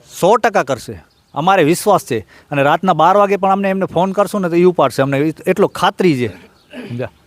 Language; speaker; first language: Gujarati; native; Gujarati